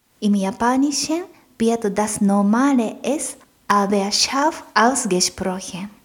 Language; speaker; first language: German; non-native, fluent; Japanese